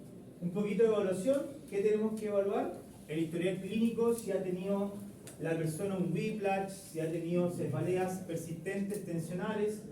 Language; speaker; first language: Spanish; native; Spanish